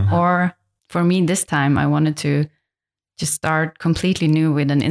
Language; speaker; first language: English; non-native, fluent; Norwegian